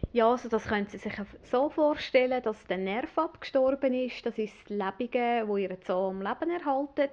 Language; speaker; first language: German; native; German